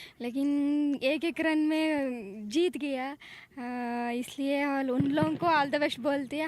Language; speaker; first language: Hindi; non-native, local second language; Odia